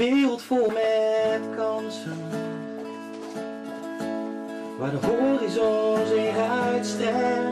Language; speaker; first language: Dutch; native; Dutch